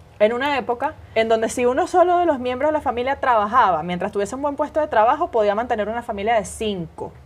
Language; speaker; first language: Spanish; native; Spanish